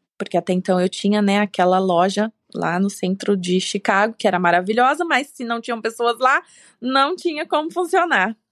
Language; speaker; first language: Portuguese; native; Portuguese